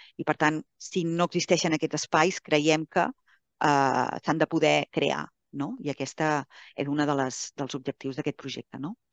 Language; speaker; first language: Catalan; native; Catalan